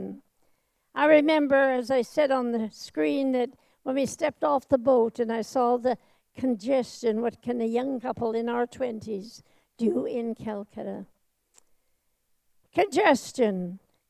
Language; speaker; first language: English; native; English